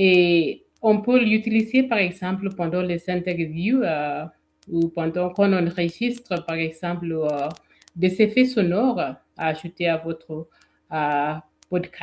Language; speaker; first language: French; non-native, fluent; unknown